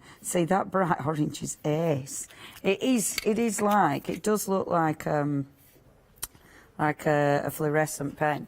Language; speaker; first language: English; native; English